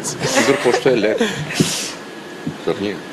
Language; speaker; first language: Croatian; non-native, fluent; Armenian